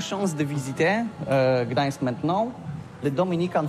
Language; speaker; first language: French; non-native, fluent; Polish